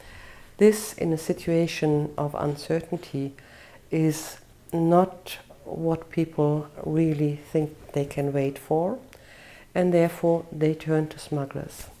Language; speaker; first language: English; non-native, fluent; German